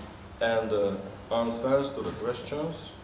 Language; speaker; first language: English; non-native, learner; Hungarian